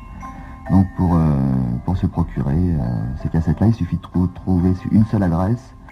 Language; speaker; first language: French; native; French